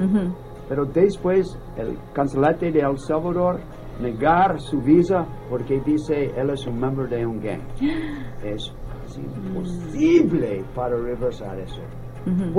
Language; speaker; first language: Spanish; non-native, learner; English